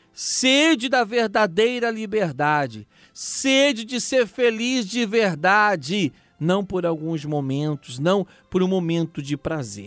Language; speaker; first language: Portuguese; native; Portuguese